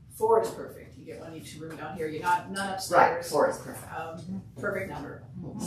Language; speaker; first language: English; native; English